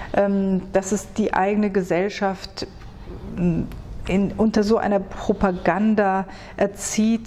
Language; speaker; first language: German; early bilingual, other home language; Hebrew